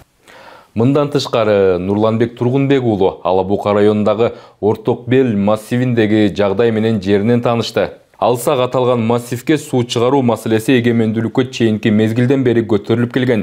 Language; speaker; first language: Kyrgyz; native; Kyrgyz